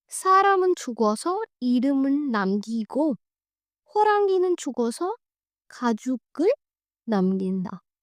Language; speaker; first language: Korean; non-native, fluent; Hindi